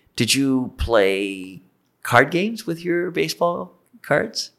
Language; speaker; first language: English; native; English